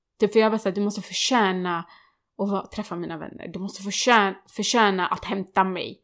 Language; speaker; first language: Swedish; early bilingual, other home language; Kurdish